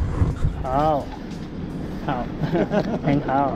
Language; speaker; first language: Chinese; non-native, learner; French